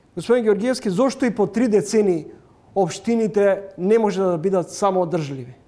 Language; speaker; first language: Macedonian; native; Macedonian